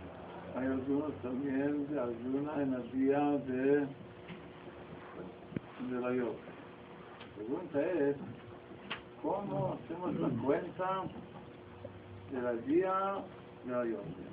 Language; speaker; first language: Spanish; non-native, learner; Hebrew